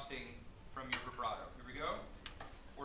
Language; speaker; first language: English; native; English